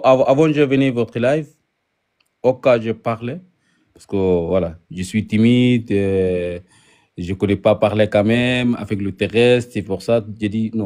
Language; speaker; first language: French; non-native, learner; Arabic